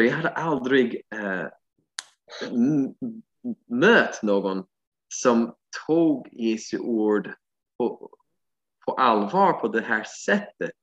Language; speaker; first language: Swedish; non-native, fluent; English